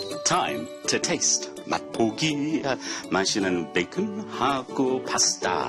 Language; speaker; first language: Korean; non-native, learner; English